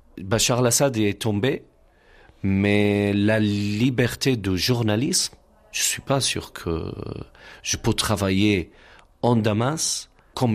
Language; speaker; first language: French; non-native, learner; Arabic